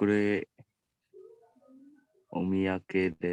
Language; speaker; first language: Japanese; non-native, learner; Indonesian